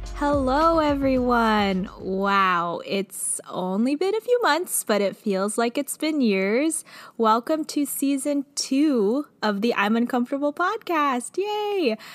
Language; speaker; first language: English; native; English